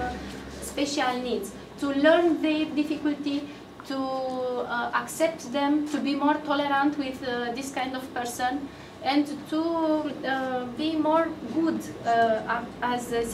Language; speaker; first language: English; non-native, fluent; Romanian